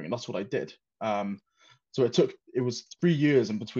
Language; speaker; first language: English; native; English